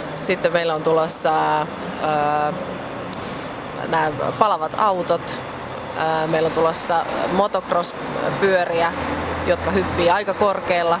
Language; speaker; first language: Finnish; native; Finnish